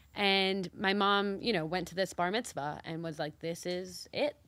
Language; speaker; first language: English; early bilingual, other home language; Spanish